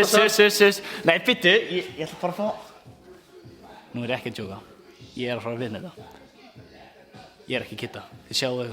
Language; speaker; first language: Icelandic; non-native, fluent; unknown